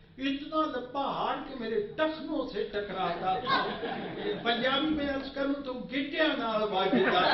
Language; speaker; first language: Urdu; non-native, local second language; Punjabi